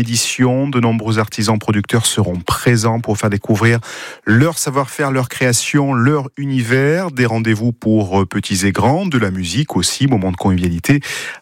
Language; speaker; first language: French; native; French